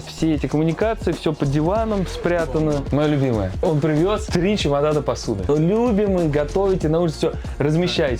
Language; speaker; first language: Russian; native; Russian